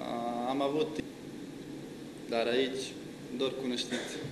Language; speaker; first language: Romanian; non-native, learner; Bosnian